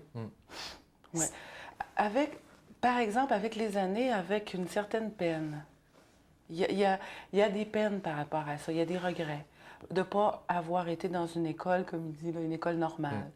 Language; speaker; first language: French; native; French